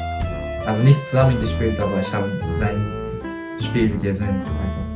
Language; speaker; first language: German; non-native, learner; Japanese